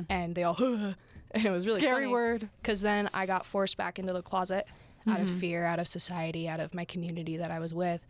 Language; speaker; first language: English; native; English